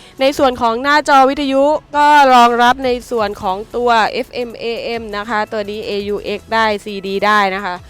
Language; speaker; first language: Thai; native; Thai